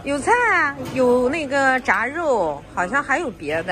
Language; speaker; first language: Chinese; native; Chinese